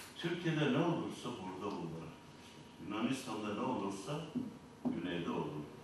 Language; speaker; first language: Turkish; non-native, local second language; Kurdish